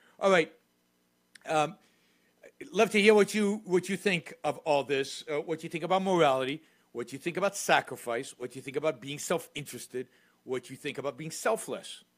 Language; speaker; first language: English; native; English